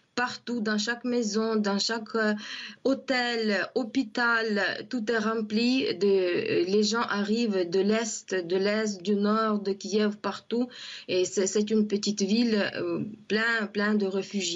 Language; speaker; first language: French; non-native, fluent; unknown